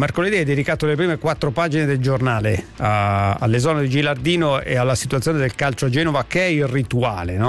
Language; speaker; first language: Italian; native; Italian